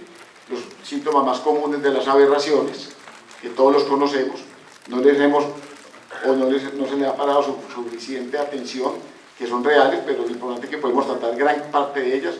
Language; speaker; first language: Spanish; native; Spanish